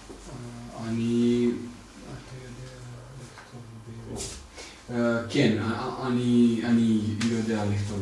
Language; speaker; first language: Hebrew; non-native, learner; Serbian